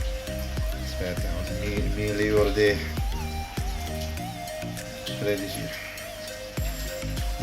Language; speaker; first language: Italian; non-native, learner; Filipino